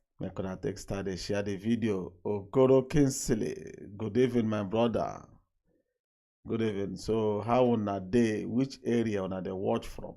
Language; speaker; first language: Nigerian Pidgin; non-native, local second language; Igbo